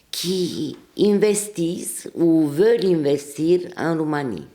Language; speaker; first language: French; non-native, fluent; Romanian